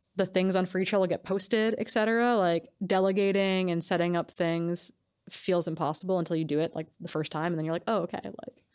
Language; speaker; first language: English; native; English